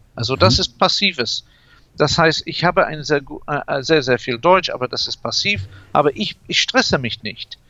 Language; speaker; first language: German; non-native, fluent; English